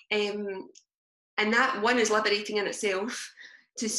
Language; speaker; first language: English; native; English